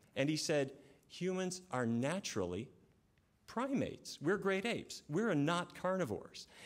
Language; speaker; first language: English; native; English